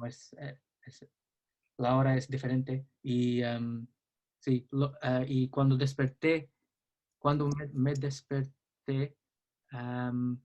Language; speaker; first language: Spanish; non-native, learner; English